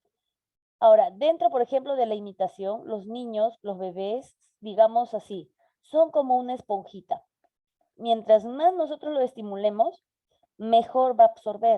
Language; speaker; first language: Spanish; native; Spanish